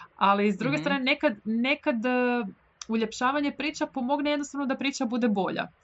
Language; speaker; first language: Croatian; native; Croatian